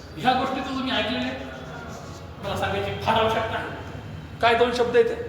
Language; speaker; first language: Marathi; native; Marathi